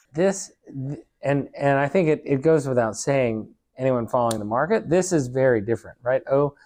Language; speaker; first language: English; native; English